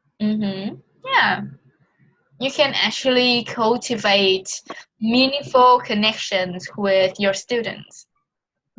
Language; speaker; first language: English; non-native, fluent; Vietnamese